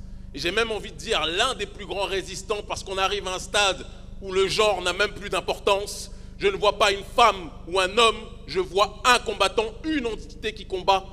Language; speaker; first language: French; native; French